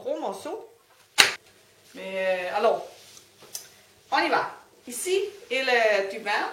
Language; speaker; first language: French; non-native, learner; Danish